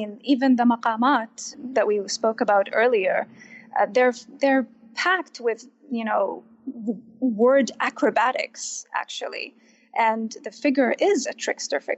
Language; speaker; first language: English; non-native, fluent; Arabic